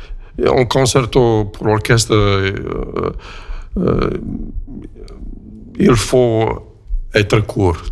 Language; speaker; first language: French; non-native, fluent; Romanian